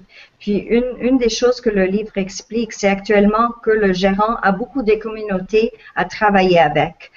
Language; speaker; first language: French; non-native, local second language; English